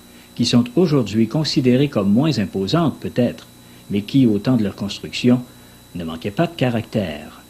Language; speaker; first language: French; native; French